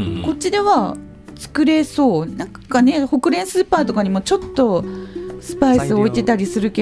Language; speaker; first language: Japanese; native; Japanese